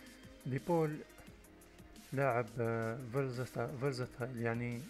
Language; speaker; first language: Arabic; native; Arabic